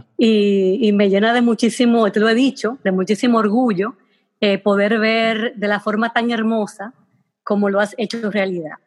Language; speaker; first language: Spanish; native; Spanish